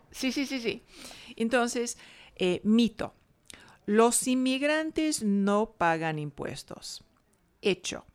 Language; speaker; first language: Spanish; non-native, fluent; English